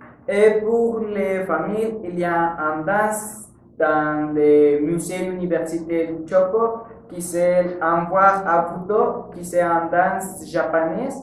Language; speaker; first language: French; non-native, learner; Spanish